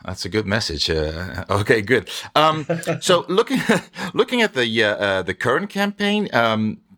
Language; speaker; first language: English; non-native, fluent; Dutch